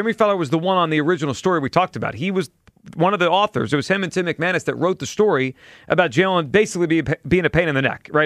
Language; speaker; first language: English; native; English